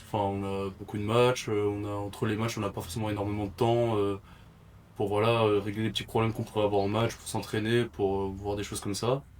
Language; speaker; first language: French; native; French